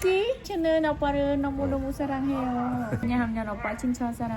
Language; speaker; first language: Korean; non-native, learner; Khmer